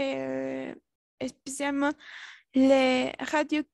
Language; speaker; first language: French; non-native, learner; Spanish